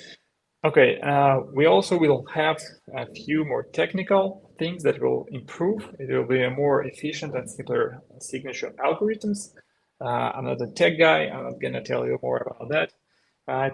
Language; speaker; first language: English; non-native, fluent; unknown